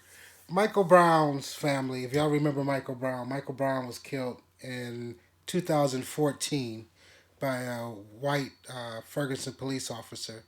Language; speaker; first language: English; native; English